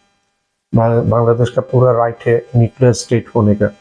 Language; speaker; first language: Hindi; non-native, learner; Bangla